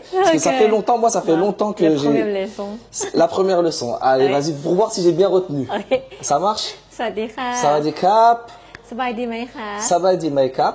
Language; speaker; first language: French; native; French